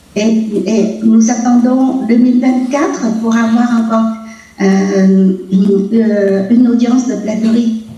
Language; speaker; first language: French; non-native, local second language; Vietnamese